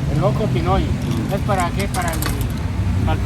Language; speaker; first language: Spanish; native; Spanish